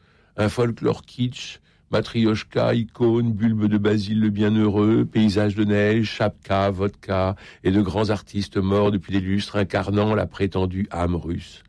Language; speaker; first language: French; native; French